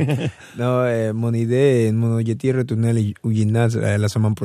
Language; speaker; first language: French; non-native, fluent; Spanish